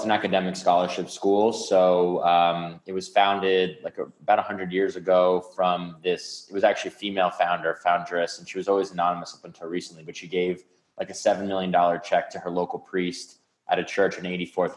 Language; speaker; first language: English; native; English